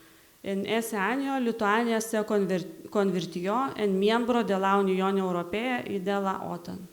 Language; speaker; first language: Spanish; non-native, learner; Lithuanian